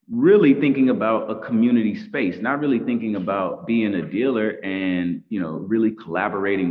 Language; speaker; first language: English; native; English